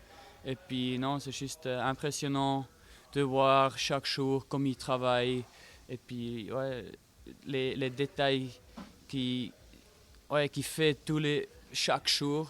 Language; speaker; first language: French; non-native, fluent; German